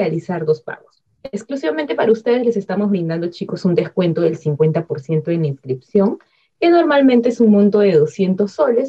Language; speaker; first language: Spanish; native; Spanish